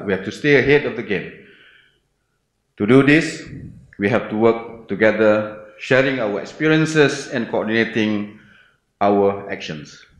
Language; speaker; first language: English; non-native, local second language; Malay